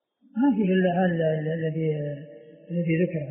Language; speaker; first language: Arabic; native; Arabic